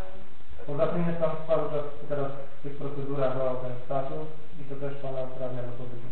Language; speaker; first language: Polish; native; Polish